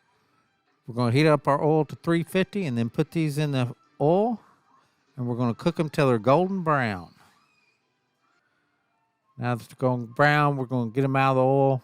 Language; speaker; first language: English; native; English